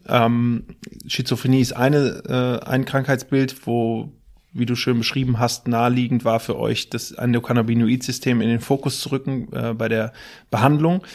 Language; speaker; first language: German; native; German